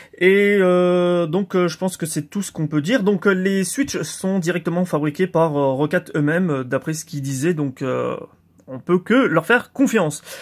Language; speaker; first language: French; native; French